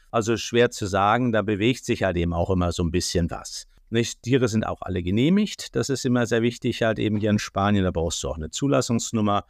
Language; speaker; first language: German; native; German